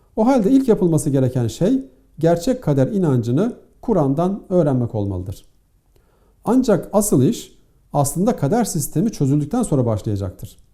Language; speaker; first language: Turkish; native; Turkish